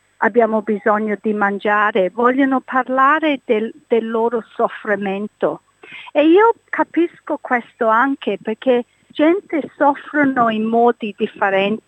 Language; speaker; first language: Italian; early bilingual, heritage; English